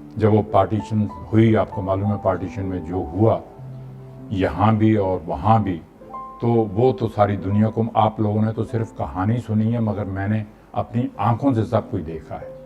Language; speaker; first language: Urdu; non-native, local second language; Punjabi